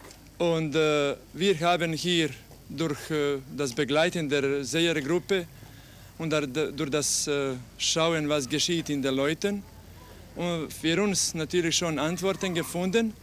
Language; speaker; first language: German; non-native, fluent; Croatian